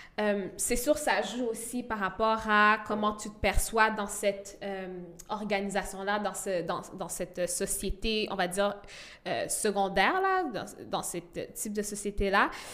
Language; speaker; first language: French; early bilingual, other home language; Rundi